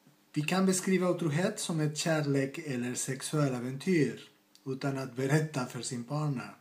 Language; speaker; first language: Swedish; non-native, fluent; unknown